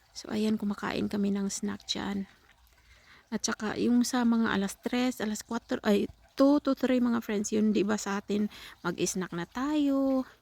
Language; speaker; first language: Filipino; non-native, local second language; Cebuano